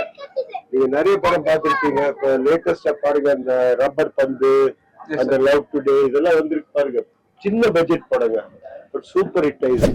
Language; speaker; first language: Tamil; non-native, local second language; Punjabi